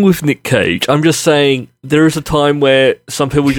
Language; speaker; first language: English; native; English